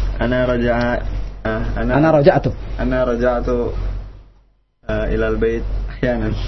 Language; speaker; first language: Arabic; non-native, learner; Indonesian